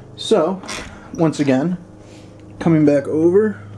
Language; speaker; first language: English; native; English